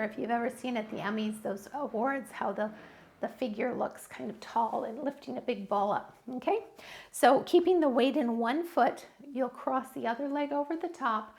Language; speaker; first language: English; native; English